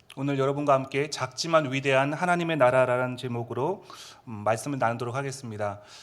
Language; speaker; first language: Korean; native; Korean